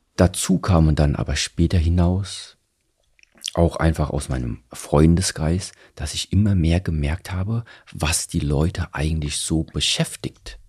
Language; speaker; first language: German; early bilingual, other home language; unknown